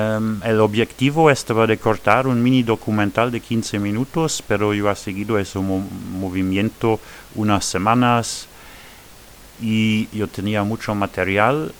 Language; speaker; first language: Spanish; non-native, fluent; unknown